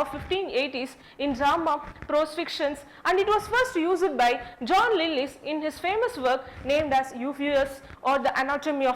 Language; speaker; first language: English; non-native, local second language; Tamil